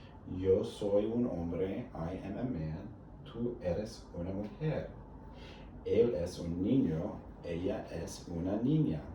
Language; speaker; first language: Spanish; non-native, learner; English